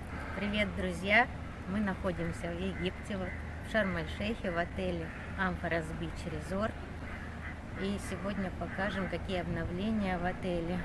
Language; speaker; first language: Russian; native; Russian